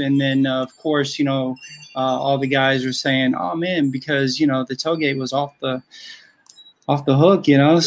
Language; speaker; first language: English; native; English